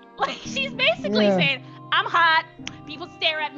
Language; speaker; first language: English; non-native, local second language; Igbo